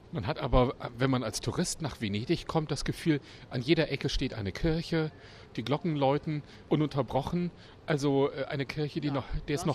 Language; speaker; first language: German; native; German